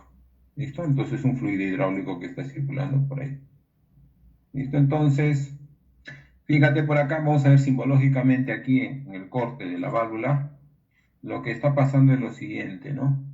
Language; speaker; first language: Spanish; native; Spanish